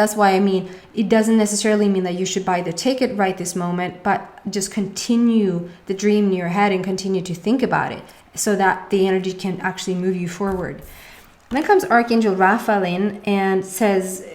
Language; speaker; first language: English; non-native, fluent; Swedish